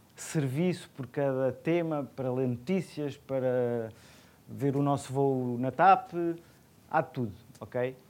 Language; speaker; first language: Portuguese; native; Portuguese